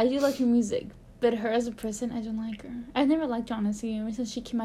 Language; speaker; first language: English; early bilingual, other home language; Spanish